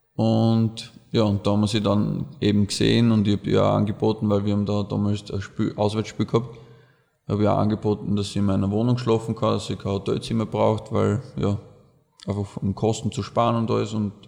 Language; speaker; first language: German; native; German